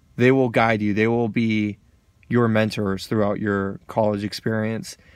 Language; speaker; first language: English; native; English